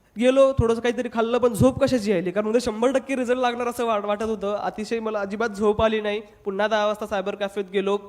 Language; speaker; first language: Marathi; non-native, local second language; Hindi